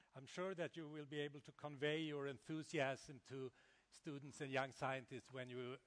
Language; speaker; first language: English; non-native, fluent; Swedish